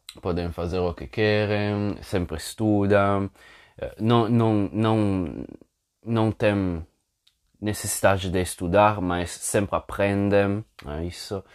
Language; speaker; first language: Portuguese; non-native, fluent; Italian